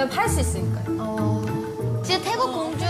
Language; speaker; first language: Korean; non-native, fluent; Thai